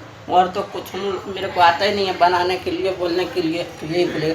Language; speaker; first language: Hindi; non-native, local second language; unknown